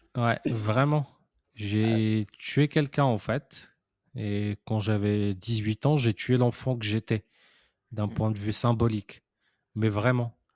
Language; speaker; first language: French; non-native, local second language; Arabic